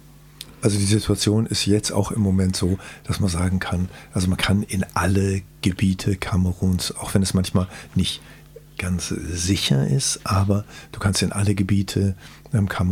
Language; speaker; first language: German; native; German